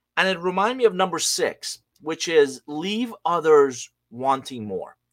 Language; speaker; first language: English; non-native, fluent; Persian